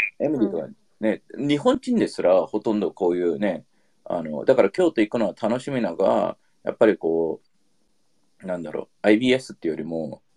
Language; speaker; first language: Japanese; early bilingual, heritage; Japanese